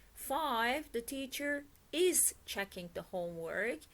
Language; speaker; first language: English; non-native, fluent; Turkish